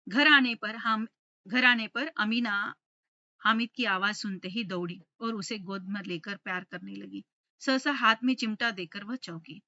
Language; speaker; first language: Hindi; non-native, local second language; Telugu